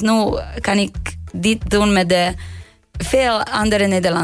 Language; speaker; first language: Dutch; non-native, learner; Italian